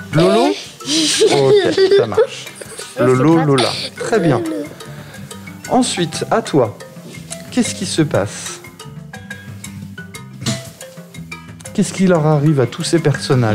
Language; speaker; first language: French; native; French